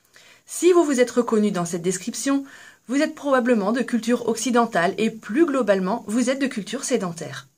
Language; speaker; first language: French; native; French